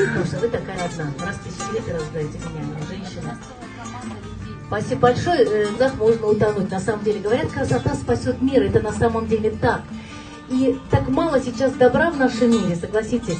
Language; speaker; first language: Russian; native; Russian